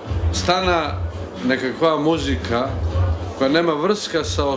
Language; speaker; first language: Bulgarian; non-native, learner; Serbian